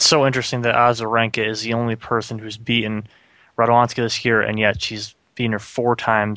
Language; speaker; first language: English; native; English